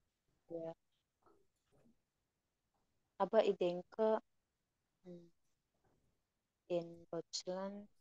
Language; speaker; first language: German; non-native, learner; Indonesian